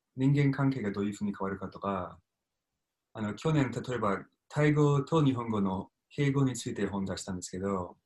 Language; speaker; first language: Japanese; non-native, fluent; English